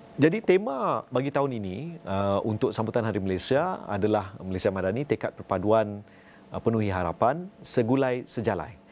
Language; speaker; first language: Malay; native; Malay